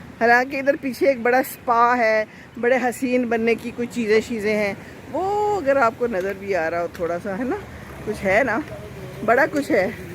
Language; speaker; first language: Urdu; non-native, local second language; Punjabi